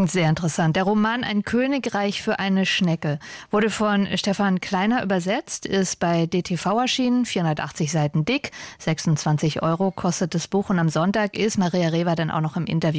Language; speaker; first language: German; native; German